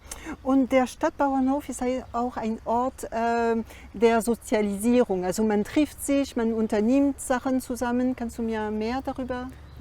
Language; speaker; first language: German; non-native, fluent; French